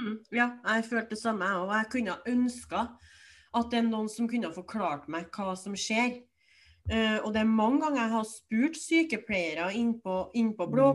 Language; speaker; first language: Norwegian; native; Norwegian